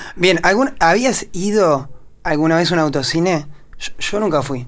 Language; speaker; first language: Spanish; native; Spanish